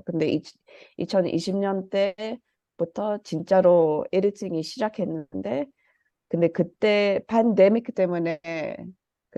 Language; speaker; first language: Korean; early bilingual, heritage; Korean